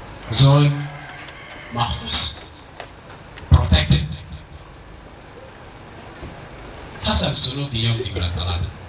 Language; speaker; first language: Arabic; non-native, local second language; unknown